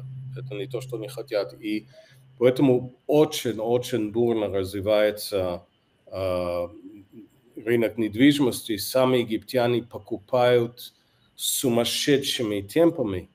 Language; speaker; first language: Russian; non-native, fluent; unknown